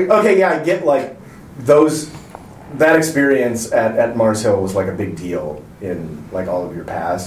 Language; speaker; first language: English; native; English